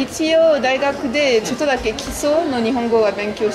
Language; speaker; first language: Japanese; non-native, fluent; French